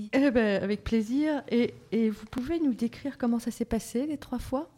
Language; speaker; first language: French; native; French